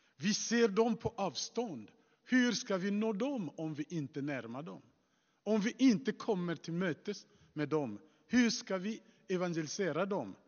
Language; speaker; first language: Swedish; non-native, fluent; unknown